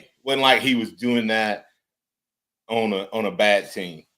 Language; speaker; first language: English; native; English